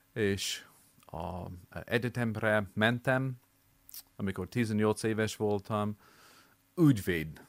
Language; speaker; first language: Hungarian; non-native, fluent; English